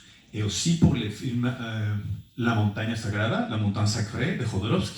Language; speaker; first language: French; non-native, fluent; Spanish